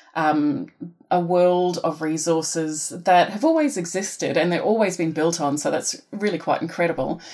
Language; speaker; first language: English; native; English